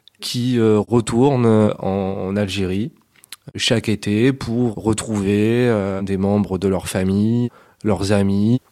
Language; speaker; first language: French; native; French